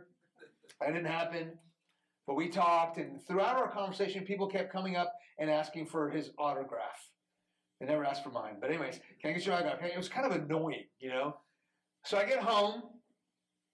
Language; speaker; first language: English; early bilingual, other home language; Persian